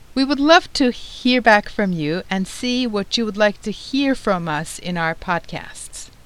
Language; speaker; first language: English; non-native, fluent; Turkish